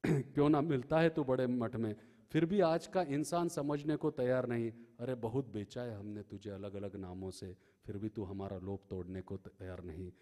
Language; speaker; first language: Hindi; non-native, local second language; Marathi